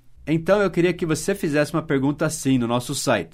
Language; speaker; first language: Portuguese; non-native, fluent; English